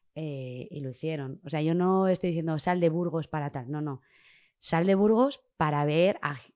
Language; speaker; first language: Spanish; native; Spanish